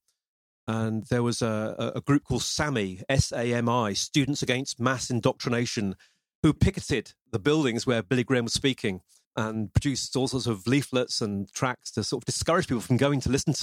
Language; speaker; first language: English; native; English